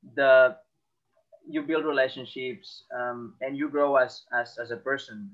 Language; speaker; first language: English; non-native, fluent; Catalan